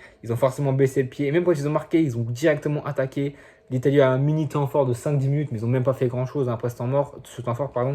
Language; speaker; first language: French; native; French